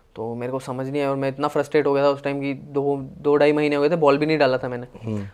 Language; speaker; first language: Hindi; native; Hindi